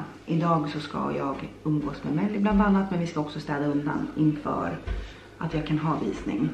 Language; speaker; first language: Swedish; native; Swedish